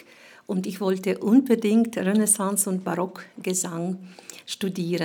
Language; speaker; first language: German; non-native, fluent; Ukrainian